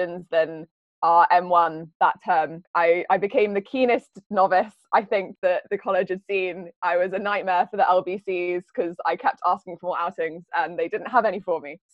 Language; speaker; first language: English; native; English